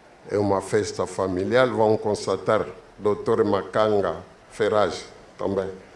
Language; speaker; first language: Portuguese; non-native, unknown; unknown